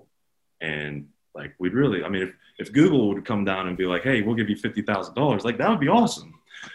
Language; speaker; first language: English; native; English